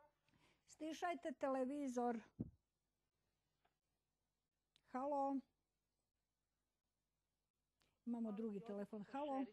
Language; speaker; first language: Croatian; native; Croatian